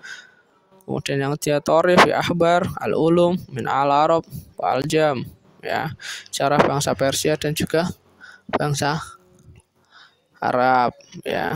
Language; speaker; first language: Indonesian; native; Indonesian